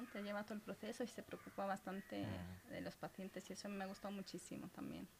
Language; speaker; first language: Spanish; early bilingual, other home language; Romanian